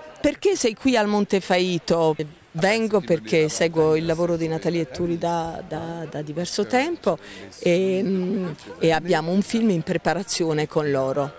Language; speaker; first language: Italian; non-native, fluent; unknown